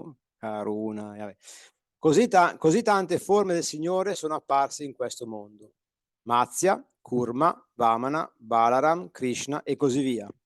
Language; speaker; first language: Italian; native; Italian